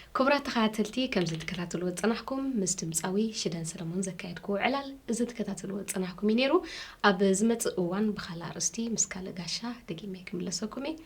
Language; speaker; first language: Tigrinya; native; Tigrinya